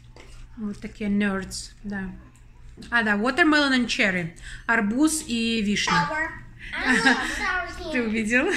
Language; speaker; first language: Russian; native; Russian